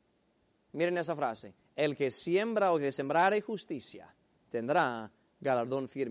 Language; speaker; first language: Spanish; native; Spanish